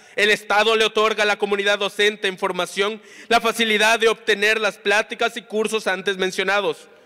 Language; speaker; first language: Spanish; native; Spanish